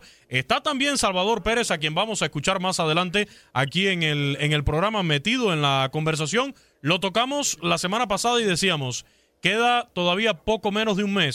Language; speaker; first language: Spanish; native; Spanish